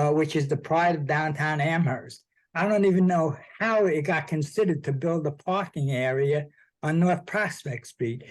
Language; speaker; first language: English; native; English